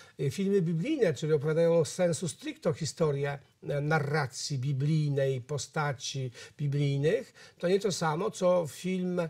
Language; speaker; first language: Polish; native; Polish